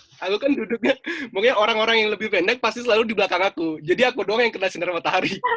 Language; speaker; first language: Indonesian; native; Indonesian